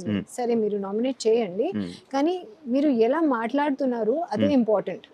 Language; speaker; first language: Telugu; non-native, local second language; Hindi